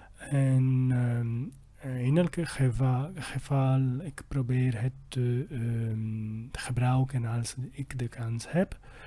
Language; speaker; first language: Dutch; non-native, learner; Italian